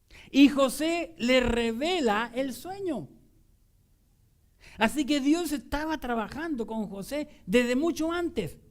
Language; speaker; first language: Spanish; native; Spanish